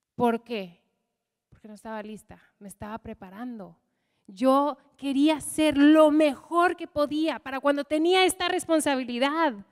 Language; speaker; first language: Spanish; non-native, fluent; English